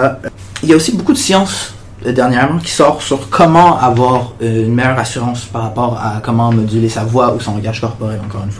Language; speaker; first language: French; native; French